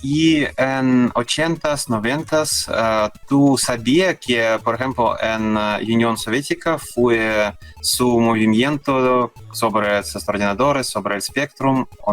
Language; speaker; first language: Spanish; non-native, learner; Russian